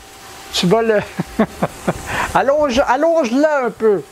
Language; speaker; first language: French; native; French